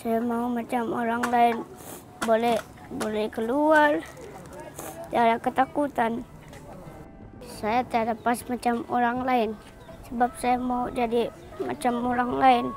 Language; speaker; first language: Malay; non-native, local second language; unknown